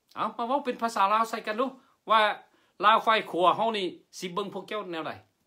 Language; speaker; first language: Lao; non-native, local second language; Hmong